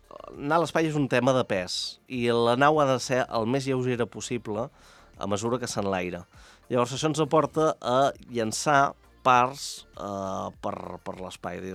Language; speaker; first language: Catalan; native; Catalan